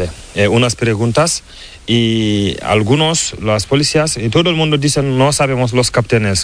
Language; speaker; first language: Spanish; non-native, learner; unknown